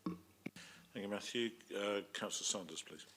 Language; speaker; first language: English; native; English